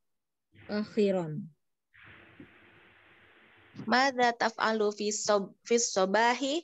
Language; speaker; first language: Arabic; non-native, learner; Indonesian